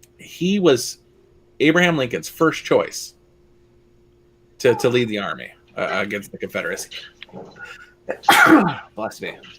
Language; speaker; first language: English; native; English